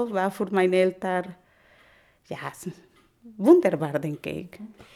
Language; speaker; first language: German; non-native, learner; Spanish